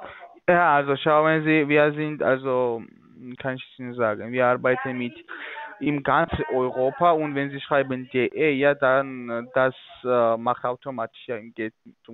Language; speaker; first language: German; non-native, fluent; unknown